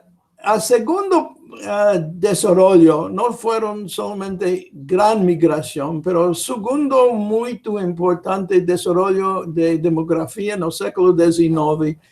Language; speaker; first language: Spanish; non-native, fluent; English